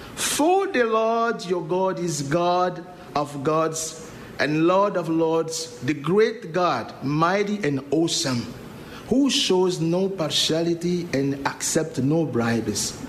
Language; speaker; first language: English; non-native, learner; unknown